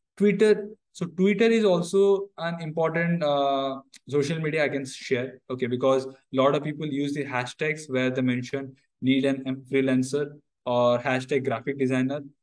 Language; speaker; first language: English; non-native, local second language; Odia